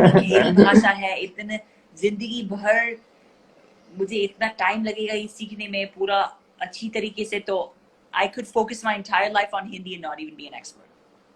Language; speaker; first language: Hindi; non-native, fluent; English